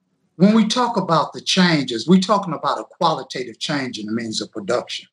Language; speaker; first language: English; native; English